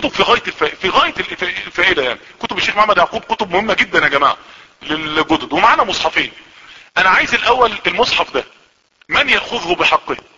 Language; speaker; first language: Arabic; native; Arabic